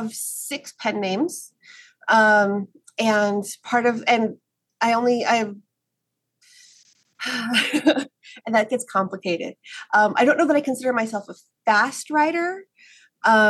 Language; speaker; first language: English; native; English